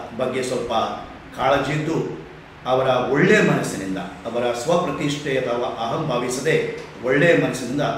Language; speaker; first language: Kannada; non-native, local second language; Konkani